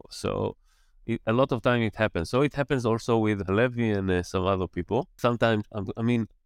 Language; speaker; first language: English; non-native, fluent; Hebrew